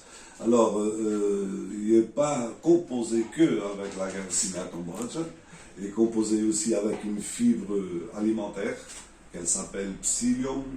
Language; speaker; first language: French; non-native, learner; Portuguese